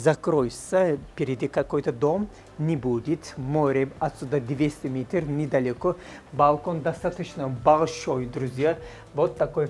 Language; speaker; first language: Russian; non-native, fluent; Turkish